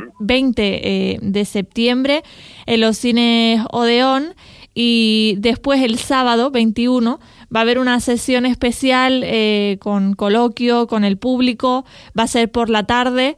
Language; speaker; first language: Spanish; native; Spanish